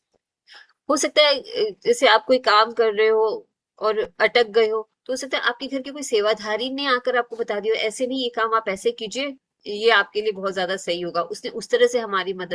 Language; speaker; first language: Hindi; native; Hindi